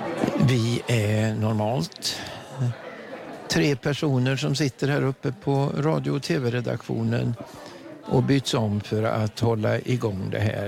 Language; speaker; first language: Swedish; native; Swedish